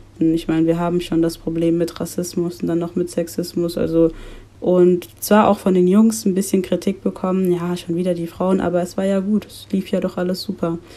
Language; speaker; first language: German; early bilingual, other home language; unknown